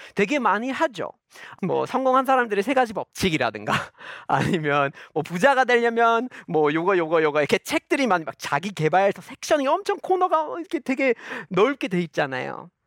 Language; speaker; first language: Korean; non-native, fluent; English